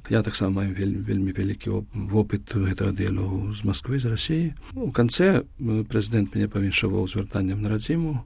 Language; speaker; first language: Belarusian; native; Belarusian